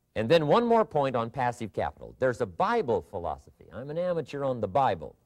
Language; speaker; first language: English; native; English